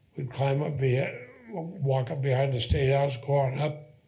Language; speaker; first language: English; native; English